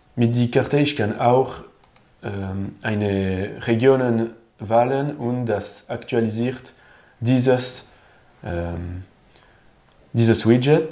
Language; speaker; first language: German; non-native, learner; French